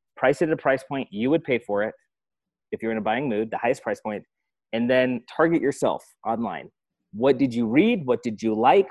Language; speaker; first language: English; early bilingual, other home language; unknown